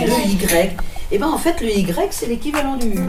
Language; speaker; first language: French; non-native, fluent; Greek